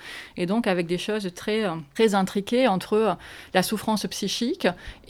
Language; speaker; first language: French; native; French